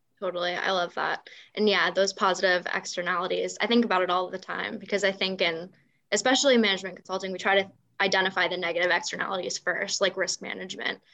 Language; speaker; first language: English; native; English